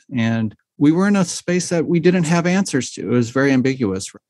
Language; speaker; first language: English; native; English